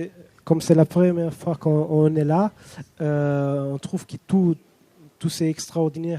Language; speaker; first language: French; non-native, fluent; Romanian